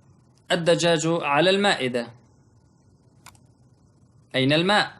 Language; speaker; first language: Arabic; non-native, fluent; Pashto